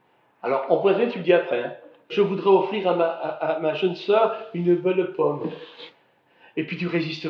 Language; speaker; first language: French; native; French